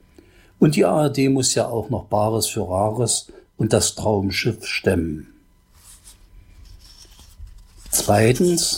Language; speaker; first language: German; native; German